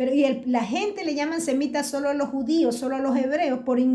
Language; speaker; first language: Spanish; native; Spanish